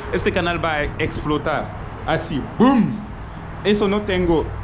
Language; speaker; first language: Spanish; non-native, learner; French